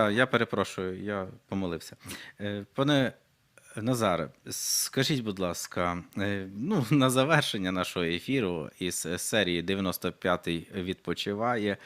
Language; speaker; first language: Ukrainian; native; Ukrainian